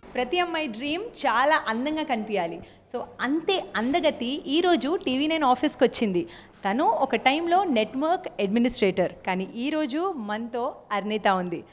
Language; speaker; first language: Telugu; native; Telugu